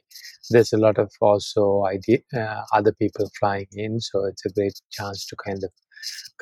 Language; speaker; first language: English; non-native, local second language; Sinhala